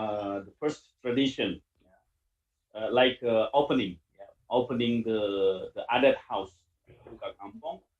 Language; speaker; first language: English; non-native, learner; Indonesian